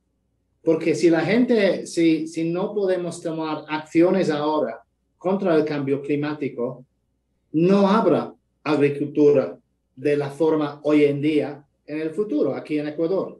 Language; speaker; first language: Spanish; non-native, fluent; English